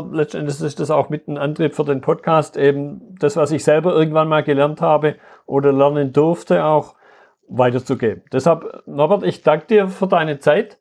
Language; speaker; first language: German; native; German